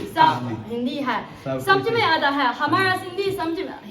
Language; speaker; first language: Hindi; non-native, learner; Chinese